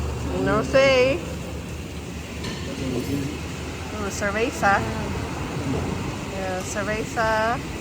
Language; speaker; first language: Spanish; non-native, learner; Lao